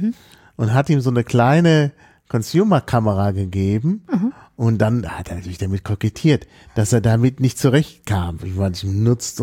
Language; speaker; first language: German; native; German